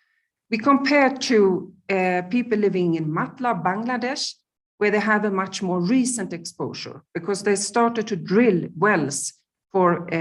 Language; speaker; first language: English; non-native, fluent; Swedish